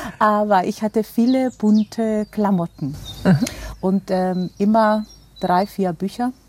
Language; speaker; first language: German; non-native, fluent; Spanish